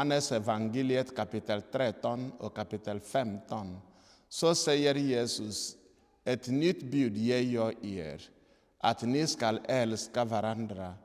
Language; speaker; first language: Swedish; non-native, fluent; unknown